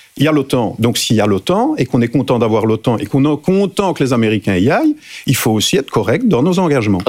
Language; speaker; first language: French; native; French